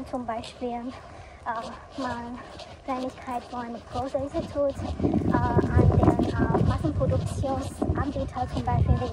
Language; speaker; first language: German; non-native, learner; Chinese